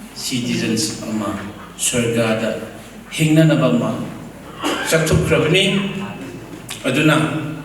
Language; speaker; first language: Manipuri; non-native, local second language; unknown